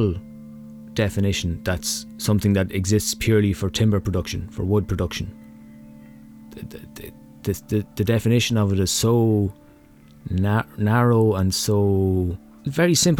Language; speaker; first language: English; native; English